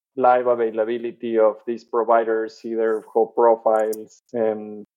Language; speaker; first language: English; non-native, fluent; Spanish